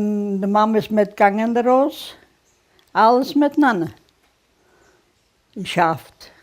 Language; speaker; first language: German; early bilingual, heritage; German